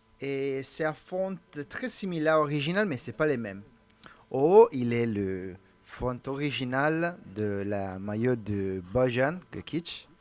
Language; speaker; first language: French; non-native, learner; Italian